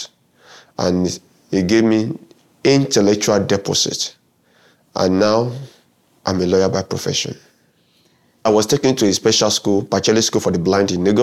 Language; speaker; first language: English; non-native, local second language; Yoruba